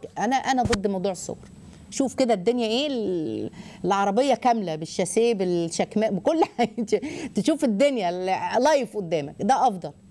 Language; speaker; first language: Arabic; native; Arabic